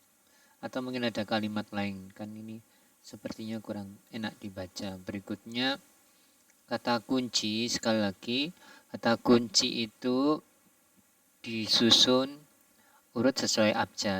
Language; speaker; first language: Indonesian; native; Indonesian